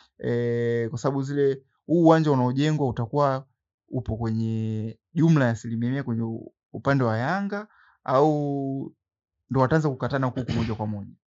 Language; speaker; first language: Swahili; native; Swahili